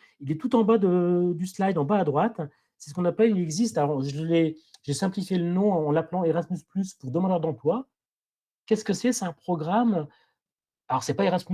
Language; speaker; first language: French; native; French